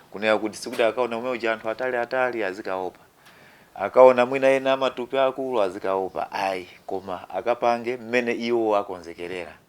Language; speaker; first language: Nyanja; non-native, local second language; Tumbuka